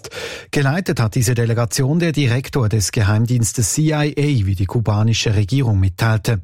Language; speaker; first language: German; native; German